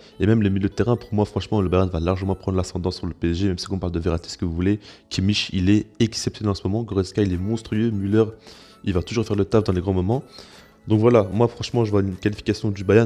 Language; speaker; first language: French; native; French